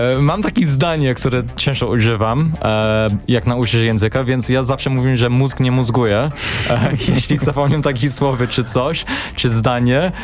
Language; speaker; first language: Polish; non-native, learner; English